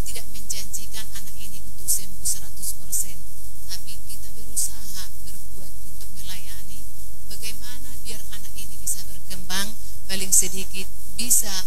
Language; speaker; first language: Indonesian; native; Indonesian